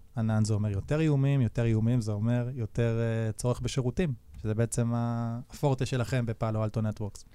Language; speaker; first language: Hebrew; native; Hebrew